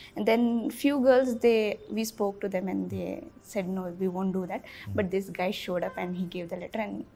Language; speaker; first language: English; non-native, local second language; Bhojpuri